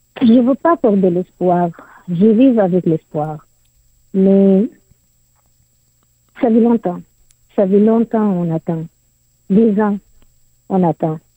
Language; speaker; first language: French; non-native, learner; Arabic